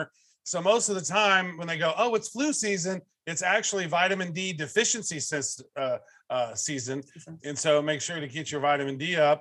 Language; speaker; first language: English; native; English